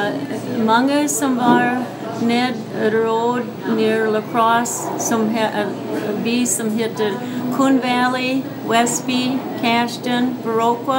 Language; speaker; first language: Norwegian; early bilingual, heritage; English